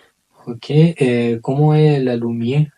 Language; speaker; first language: French; non-native, learner; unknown